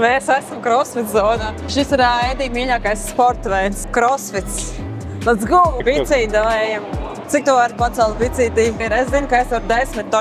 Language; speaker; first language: Latvian; native; Latvian